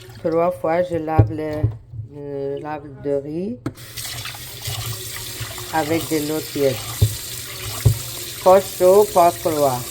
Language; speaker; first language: French; non-native, learner; Persian